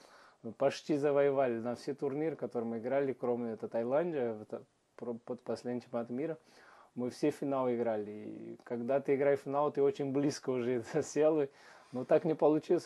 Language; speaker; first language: Russian; non-native, learner; Portuguese